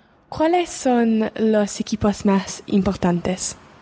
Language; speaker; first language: Spanish; non-native, learner; English